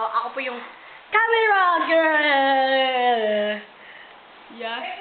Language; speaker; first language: Filipino; native; Filipino